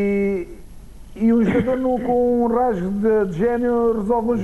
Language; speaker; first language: Portuguese; native; Portuguese